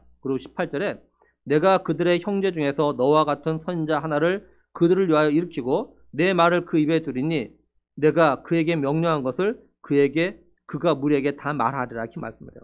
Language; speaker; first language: Korean; native; Korean